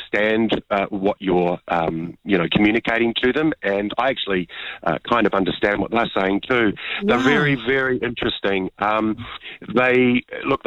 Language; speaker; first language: English; native; English